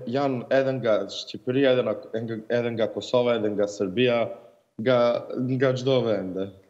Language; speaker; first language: Albanian; non-native, learner; Serbian